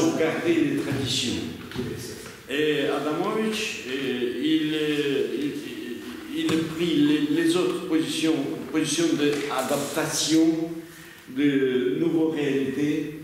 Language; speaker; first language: French; non-native, learner; Russian